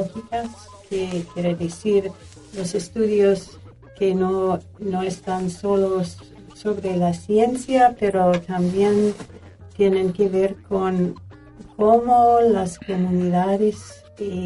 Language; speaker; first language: Spanish; non-native, fluent; English